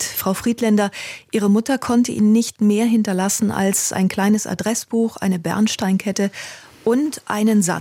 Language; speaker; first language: German; native; German